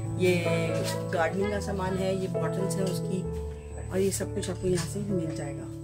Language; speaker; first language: Urdu; native; Urdu